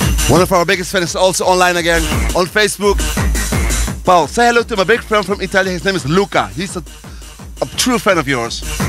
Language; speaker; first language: English; non-native, fluent; Dutch